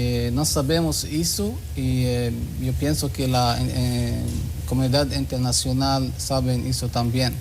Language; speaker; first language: Spanish; non-native, learner; Hebrew